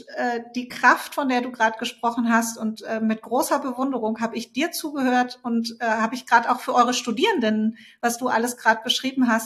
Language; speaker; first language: German; native; German